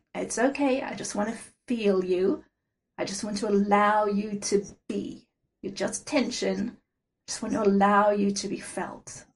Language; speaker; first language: English; native; English